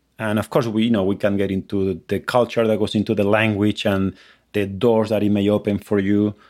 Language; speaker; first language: English; non-native, fluent; Spanish